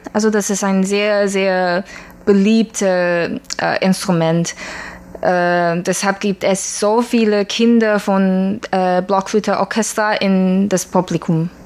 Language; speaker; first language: German; non-native, learner; Chinese